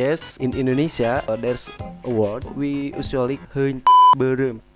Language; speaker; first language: English; non-native, learner; Sundanese